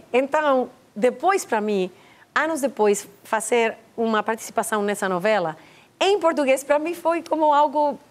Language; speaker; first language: Portuguese; non-native, learner; Spanish